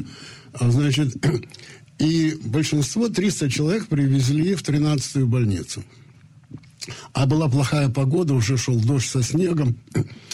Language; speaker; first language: Russian; native; Russian